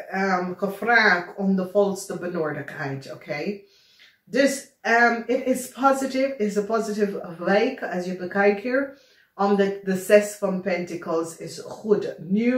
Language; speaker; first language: Dutch; non-native, fluent; English